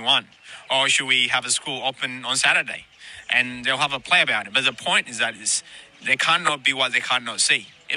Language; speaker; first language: English; native; English